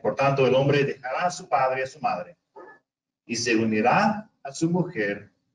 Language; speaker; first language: Spanish; non-native, fluent; English